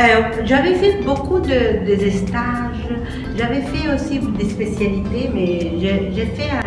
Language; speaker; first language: French; non-native, fluent; Spanish